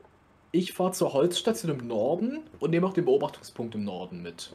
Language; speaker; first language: German; native; German